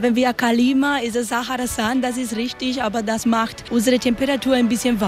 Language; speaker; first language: German; non-native, learner; Spanish